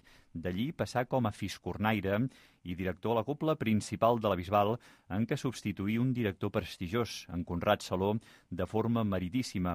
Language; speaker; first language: Catalan; native; Catalan